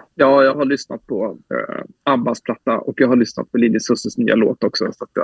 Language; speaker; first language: Swedish; native; Swedish